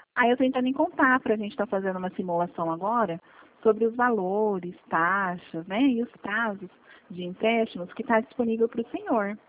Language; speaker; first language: Portuguese; native; Portuguese